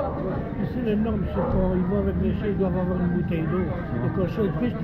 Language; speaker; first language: French; non-native, fluent; Spanish